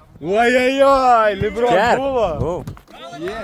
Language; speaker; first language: Ukrainian; native; Ukrainian